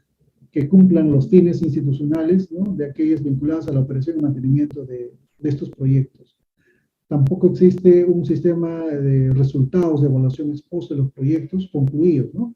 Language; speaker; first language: Spanish; native; Spanish